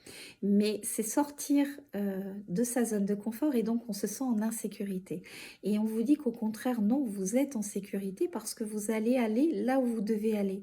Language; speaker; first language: French; native; French